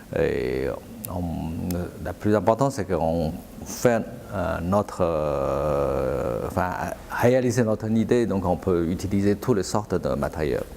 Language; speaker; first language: French; non-native, fluent; Chinese